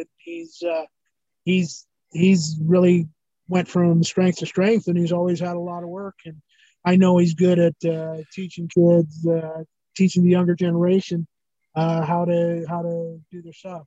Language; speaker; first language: English; native; English